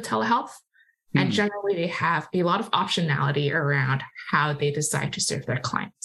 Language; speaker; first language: English; non-native, local second language; Cantonese